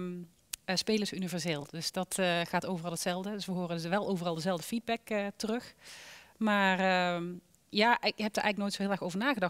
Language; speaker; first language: Dutch; native; Dutch